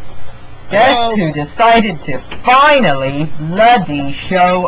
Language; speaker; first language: English; native; English